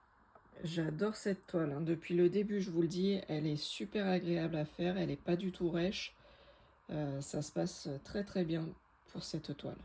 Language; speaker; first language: French; native; French